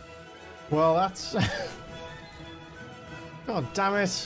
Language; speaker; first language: English; native; English